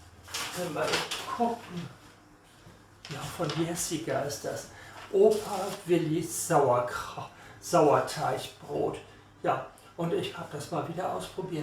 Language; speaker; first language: German; native; German